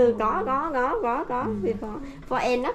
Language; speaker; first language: Vietnamese; non-native, learner; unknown